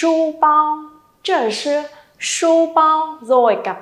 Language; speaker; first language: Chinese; non-native, fluent; Vietnamese